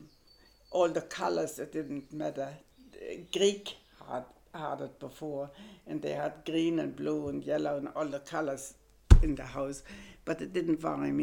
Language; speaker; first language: English; non-native, fluent; German